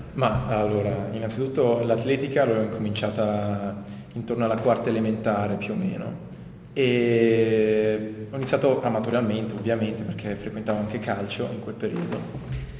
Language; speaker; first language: Italian; native; Italian